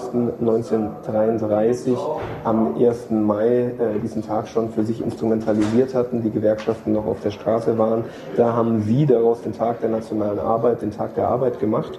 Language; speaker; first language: German; native; German